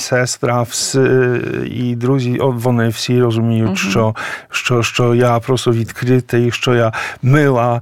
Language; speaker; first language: Ukrainian; non-native, fluent; Polish